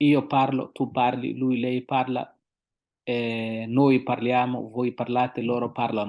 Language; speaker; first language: Italian; non-native, fluent; Somali